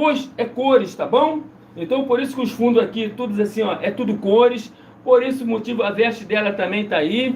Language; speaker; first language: Portuguese; native; Portuguese